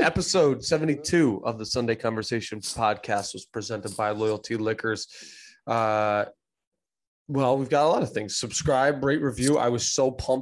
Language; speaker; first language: English; native; English